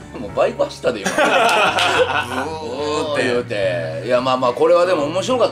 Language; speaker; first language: Japanese; native; Japanese